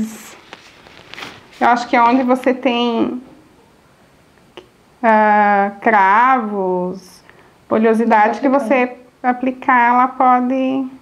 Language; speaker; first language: Portuguese; native; Portuguese